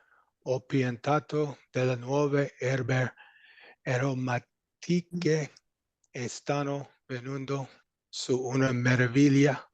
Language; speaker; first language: Italian; non-native, learner; English